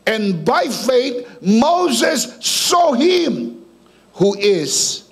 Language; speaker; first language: English; non-native, local second language; Filipino